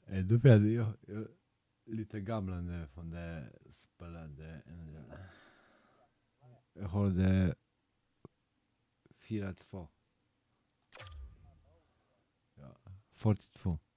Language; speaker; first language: Swedish; non-native, learner; Polish